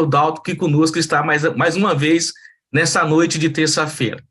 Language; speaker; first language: Portuguese; native; Portuguese